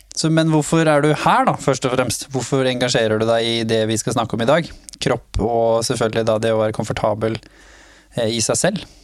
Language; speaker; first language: Norwegian; early bilingual, other home language; Somali